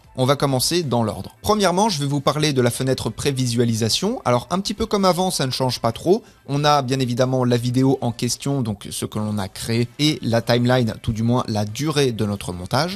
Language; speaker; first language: French; native; French